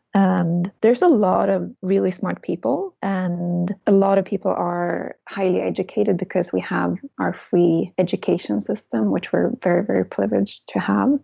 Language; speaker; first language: English; non-native, fluent; Swedish